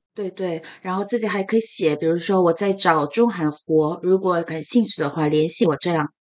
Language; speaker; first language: Chinese; non-native, fluent; Korean